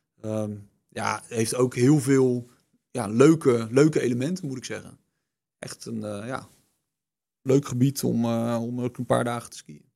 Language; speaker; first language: Dutch; native; Dutch